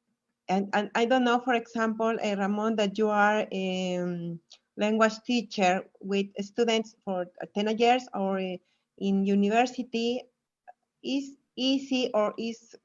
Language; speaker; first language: English; non-native, fluent; Spanish